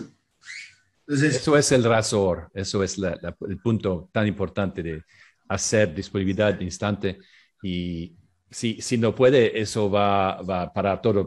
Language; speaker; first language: Spanish; non-native, learner; English